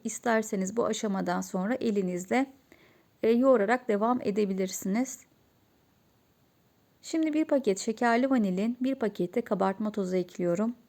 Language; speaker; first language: Turkish; native; Turkish